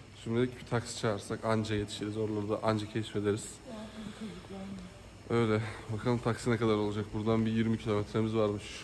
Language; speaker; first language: Turkish; native; Turkish